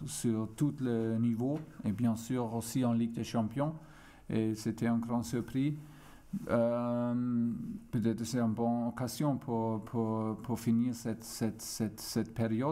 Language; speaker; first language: French; non-native, fluent; German